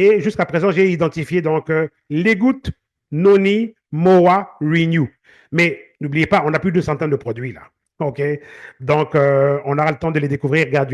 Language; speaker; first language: French; native; French